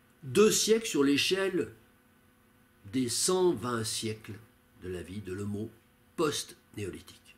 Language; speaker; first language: French; native; French